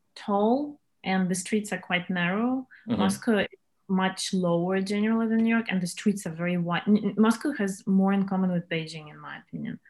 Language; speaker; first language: English; non-native, fluent; Russian